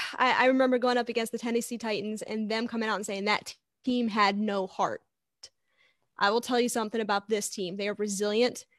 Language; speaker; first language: English; native; English